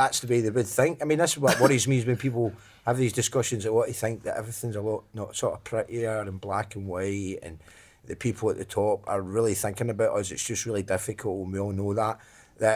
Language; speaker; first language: English; native; English